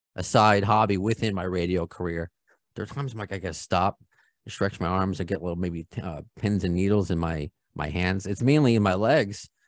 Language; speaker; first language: English; native; English